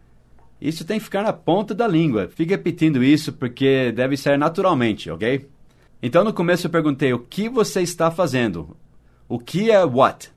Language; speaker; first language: Portuguese; non-native, fluent; English